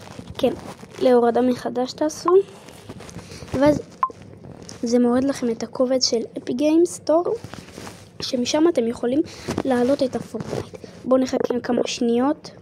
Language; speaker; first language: Hebrew; native; Hebrew